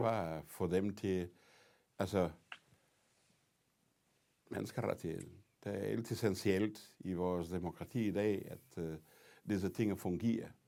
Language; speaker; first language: Danish; non-native, fluent; Portuguese